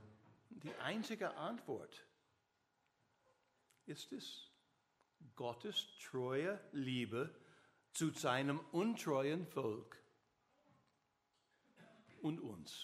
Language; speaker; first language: German; non-native, learner; English